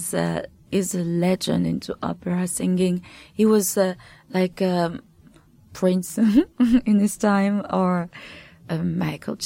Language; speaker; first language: English; non-native, fluent; French